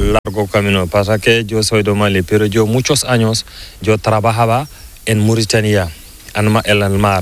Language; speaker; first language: Spanish; non-native, learner; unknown